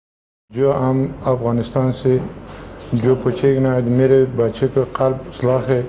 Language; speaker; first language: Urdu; non-native, learner; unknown